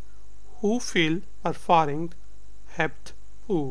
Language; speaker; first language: Dutch; non-native, learner; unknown